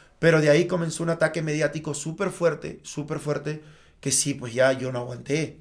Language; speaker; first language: Spanish; native; Spanish